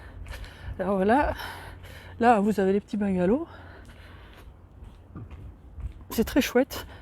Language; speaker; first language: French; native; French